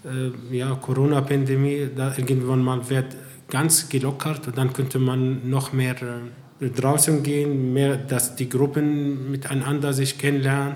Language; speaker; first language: German; non-native, fluent; Arabic